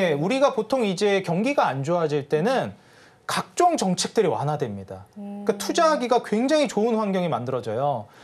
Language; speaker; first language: Korean; native; Korean